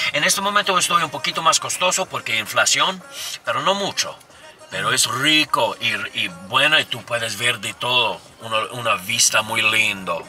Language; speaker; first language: Spanish; non-native, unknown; English